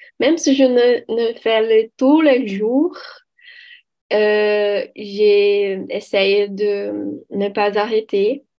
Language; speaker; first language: French; non-native, fluent; Portuguese